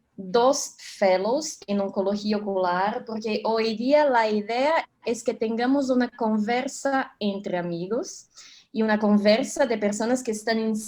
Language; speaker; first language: Spanish; non-native, fluent; Portuguese